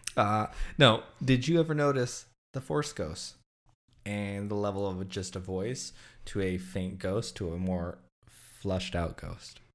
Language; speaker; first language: English; native; English